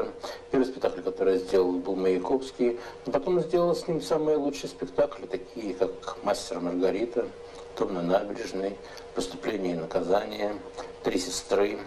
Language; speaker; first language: Russian; native; Russian